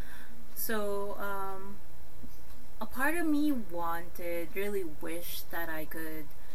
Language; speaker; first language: English; non-native, local second language; Filipino